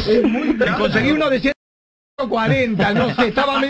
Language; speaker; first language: Spanish; native; Spanish